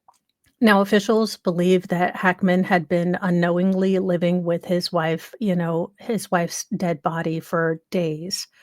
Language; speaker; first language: English; native; English